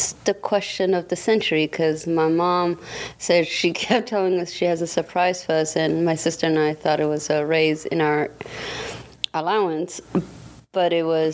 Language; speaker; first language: English; non-native, fluent; German